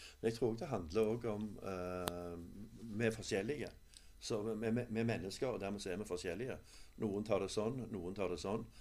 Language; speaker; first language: Norwegian; native; Norwegian